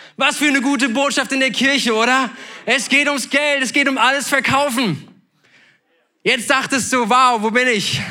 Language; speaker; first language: German; native; German